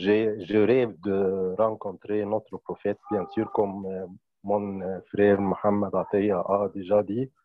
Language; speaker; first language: French; non-native, fluent; Arabic